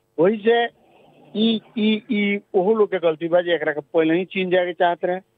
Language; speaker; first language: Bhojpuri; non-native, local second language; Maithili